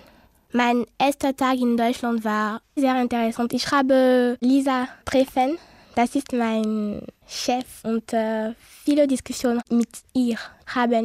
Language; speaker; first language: German; non-native, learner; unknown